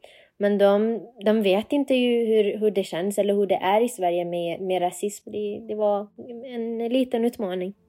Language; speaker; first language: Swedish; non-native, fluent; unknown